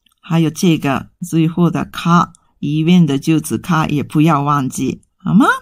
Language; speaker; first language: Chinese; non-native, fluent; Japanese